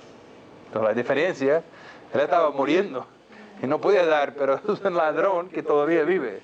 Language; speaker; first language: Spanish; non-native, fluent; English